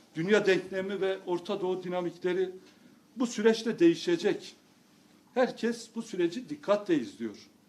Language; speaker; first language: Turkish; non-native, local second language; Kurdish